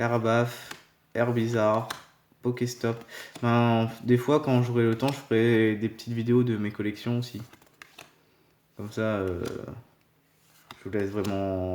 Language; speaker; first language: French; native; French